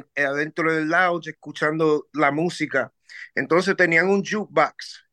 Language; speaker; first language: Spanish; early bilingual, heritage; Spanish